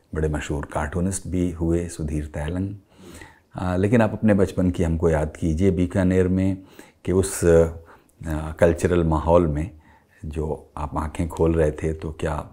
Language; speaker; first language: Hindi; native; Hindi